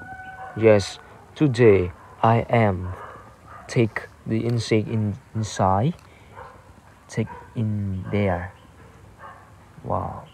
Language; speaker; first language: English; non-native, learner; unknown